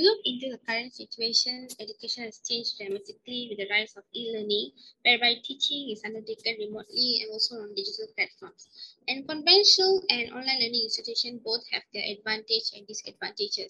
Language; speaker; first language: English; non-native, local second language; Malay